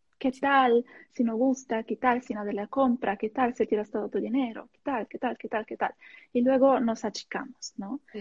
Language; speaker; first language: Spanish; non-native, fluent; Italian